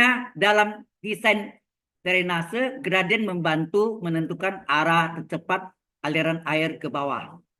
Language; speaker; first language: Indonesian; native; Indonesian